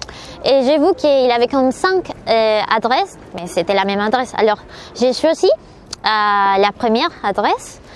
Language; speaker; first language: French; non-native, learner; Spanish